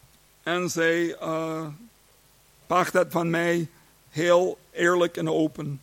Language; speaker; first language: Dutch; non-native, learner; English